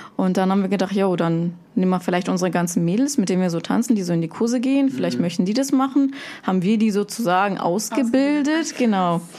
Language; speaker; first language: German; early bilingual, other home language; Russian